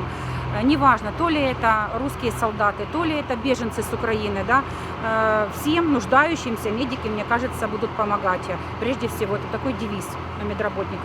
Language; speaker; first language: Russian; native; Russian